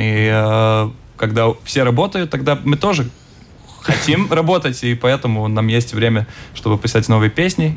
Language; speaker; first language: Russian; non-native, local second language; Latvian